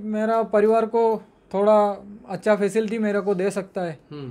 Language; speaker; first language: Hindi; non-native, local second language; Malayalam